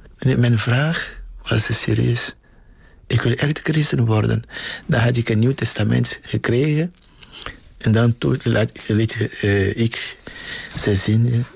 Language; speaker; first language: Dutch; non-native, fluent; Ewe